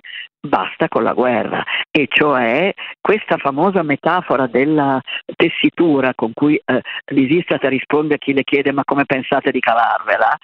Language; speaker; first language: Italian; native; Italian